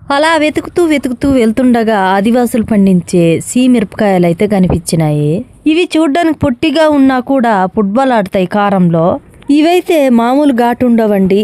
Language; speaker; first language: Telugu; non-native, local second language; Koya